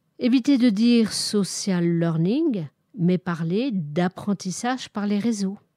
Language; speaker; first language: French; native; French